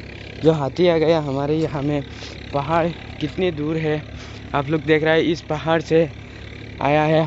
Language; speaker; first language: Hindi; non-native, local second language; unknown